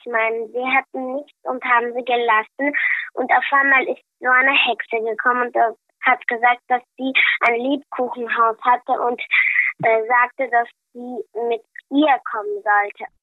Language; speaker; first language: German; early bilingual, other home language; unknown